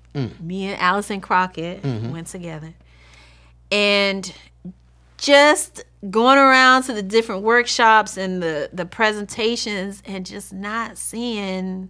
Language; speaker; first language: English; native; English